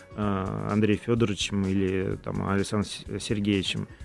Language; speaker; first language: Russian; native; Russian